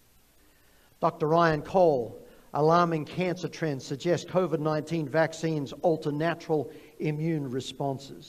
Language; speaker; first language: English; native; English